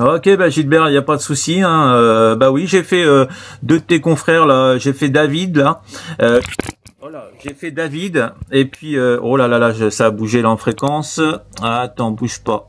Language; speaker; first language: French; native; French